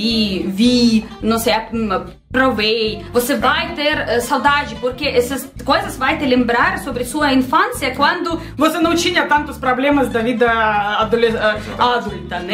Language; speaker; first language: Portuguese; non-native, learner; Russian